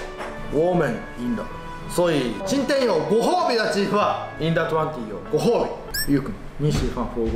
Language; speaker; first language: Chinese; non-native, fluent; Japanese